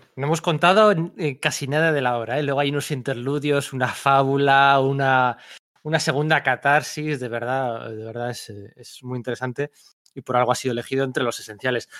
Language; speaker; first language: Spanish; native; Spanish